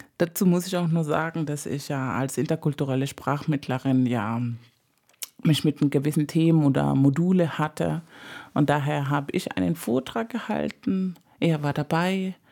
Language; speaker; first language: German; non-native, fluent; Spanish